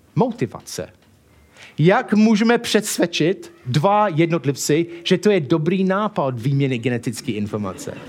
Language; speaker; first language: Czech; non-native, fluent; English